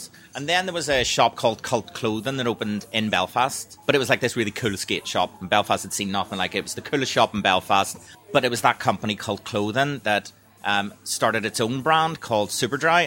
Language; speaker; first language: English; native; English